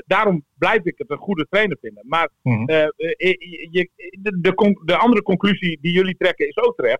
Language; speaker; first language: Dutch; native; Dutch